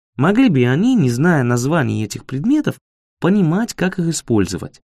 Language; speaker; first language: Russian; non-native, fluent; English